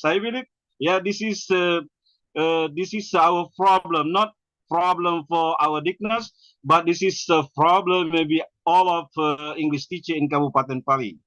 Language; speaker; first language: English; non-native, learner; Indonesian